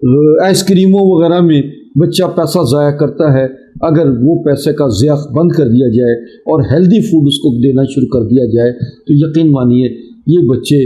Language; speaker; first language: Urdu; native; Urdu